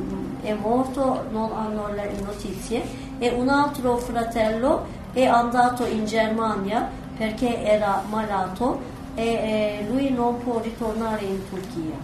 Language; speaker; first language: Italian; non-native, learner; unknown